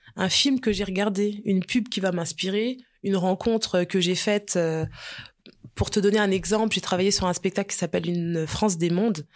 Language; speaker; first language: French; early bilingual, other home language; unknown